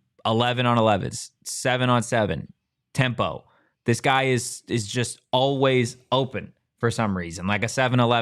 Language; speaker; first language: English; native; English